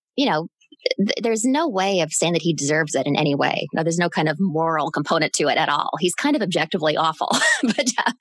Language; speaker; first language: English; native; English